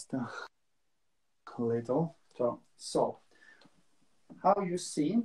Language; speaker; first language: English; non-native, learner; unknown